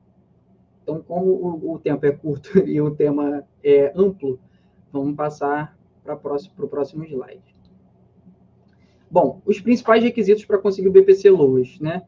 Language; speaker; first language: Portuguese; native; Portuguese